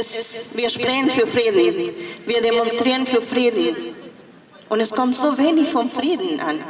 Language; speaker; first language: German; non-native, fluent; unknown